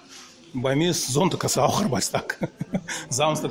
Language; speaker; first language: German; non-native, fluent; Russian